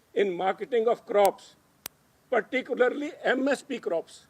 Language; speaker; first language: English; non-native, local second language; Punjabi